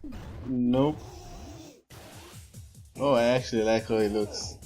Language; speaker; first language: English; native; English